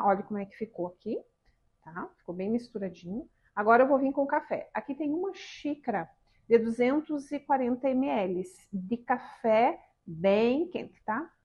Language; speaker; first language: Portuguese; native; Portuguese